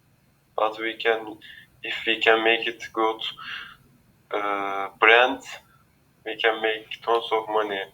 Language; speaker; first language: English; non-native, learner; Turkish